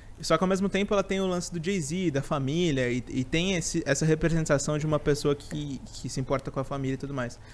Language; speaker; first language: Portuguese; native; Portuguese